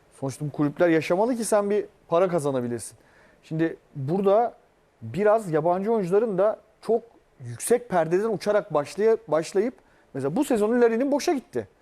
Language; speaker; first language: Turkish; native; Turkish